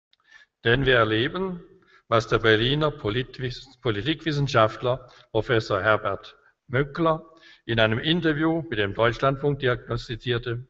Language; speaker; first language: German; native; German